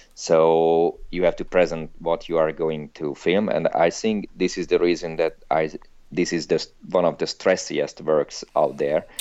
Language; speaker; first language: English; non-native, fluent; Hungarian